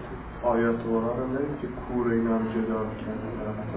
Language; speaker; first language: Persian; native; Persian